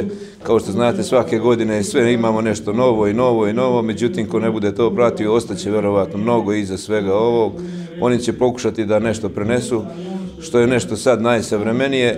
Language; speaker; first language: Serbian; native; Serbian